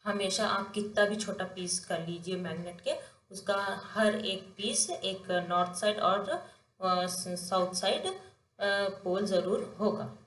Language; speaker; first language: Hindi; non-native, local second language; Telugu